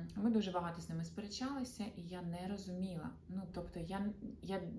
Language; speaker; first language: Ukrainian; non-native, local second language; Russian